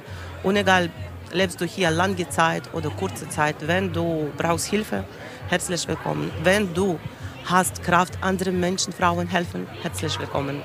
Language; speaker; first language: German; non-native, learner; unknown